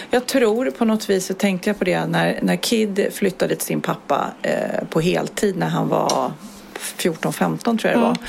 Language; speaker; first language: Swedish; native; Swedish